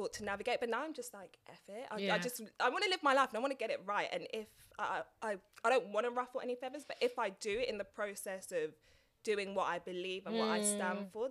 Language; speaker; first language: English; native; English